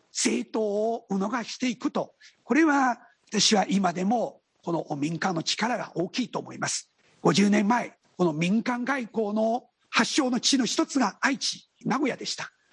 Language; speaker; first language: Japanese; non-native, fluent; Chinese